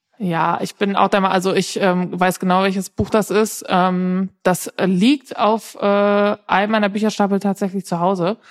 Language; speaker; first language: German; native; German